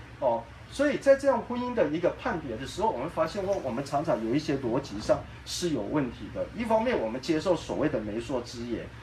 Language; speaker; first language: Chinese; native; Chinese